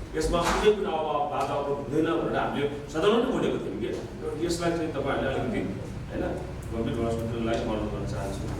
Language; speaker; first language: Nepali; native; Nepali